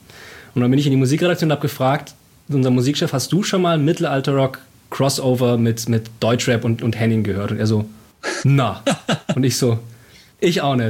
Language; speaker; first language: German; native; German